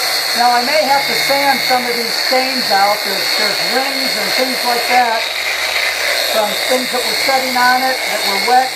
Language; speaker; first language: English; native; English